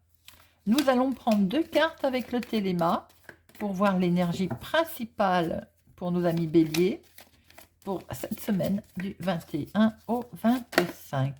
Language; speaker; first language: French; native; French